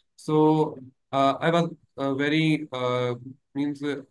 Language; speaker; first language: English; non-native, local second language; Hindi